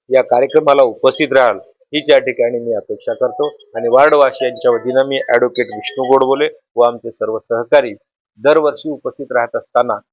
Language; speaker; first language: Marathi; non-native, local second language; Lambadi